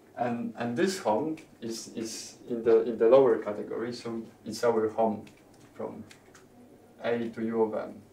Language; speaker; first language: English; non-native, fluent; Polish